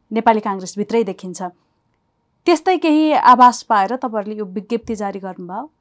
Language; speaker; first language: Nepali; native; Nepali